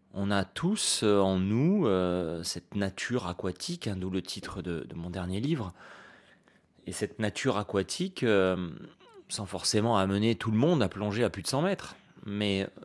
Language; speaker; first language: French; native; French